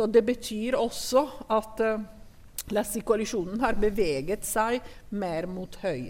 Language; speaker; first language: Norwegian; non-native, fluent; Italian